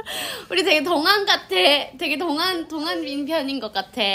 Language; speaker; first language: Korean; non-native, fluent; Thai